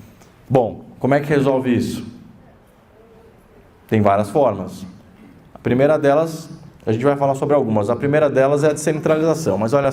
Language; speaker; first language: Portuguese; native; Portuguese